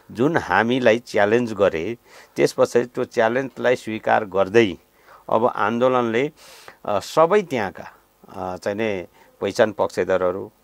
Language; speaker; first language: Nepali; native; Nepali